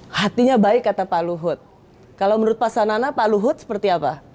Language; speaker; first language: Indonesian; native; Indonesian